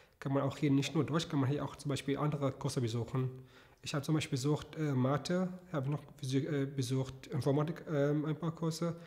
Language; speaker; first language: German; non-native, fluent; Arabic